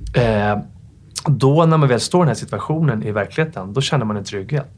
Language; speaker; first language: Swedish; native; Swedish